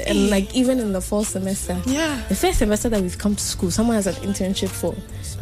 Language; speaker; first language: English; non-native, local second language; Akan